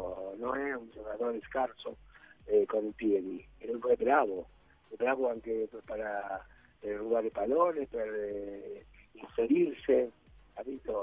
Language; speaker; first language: Italian; non-native, fluent; Spanish